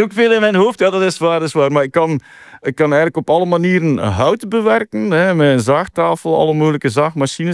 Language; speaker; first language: Dutch; native; Dutch